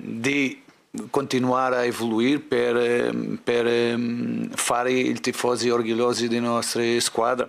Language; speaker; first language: Italian; non-native, fluent; Portuguese